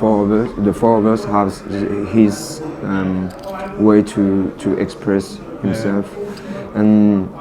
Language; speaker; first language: English; non-native, learner; French